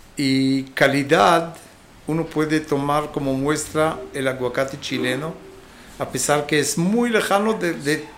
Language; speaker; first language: Spanish; non-native, fluent; Hebrew